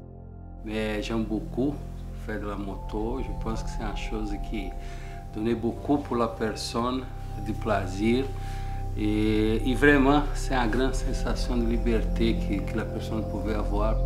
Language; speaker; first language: French; non-native, fluent; Portuguese